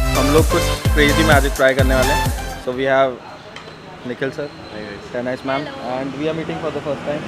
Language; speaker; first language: Hindi; native; Hindi